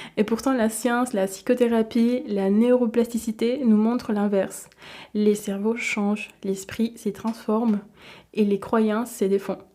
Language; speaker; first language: French; non-native, fluent; Spanish